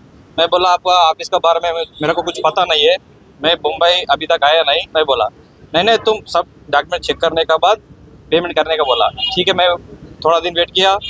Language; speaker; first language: Hindi; non-native, local second language; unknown